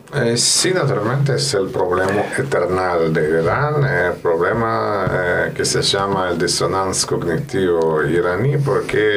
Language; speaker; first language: Spanish; non-native, fluent; Russian